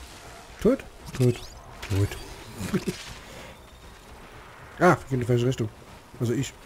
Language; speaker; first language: German; native; German